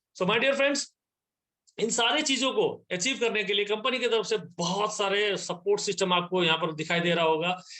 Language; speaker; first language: Hindi; non-native, local second language; Nepali